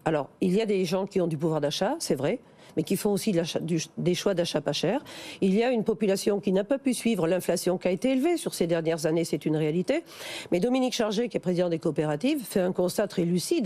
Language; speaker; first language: French; native; French